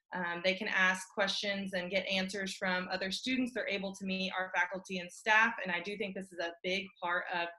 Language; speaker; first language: English; native; English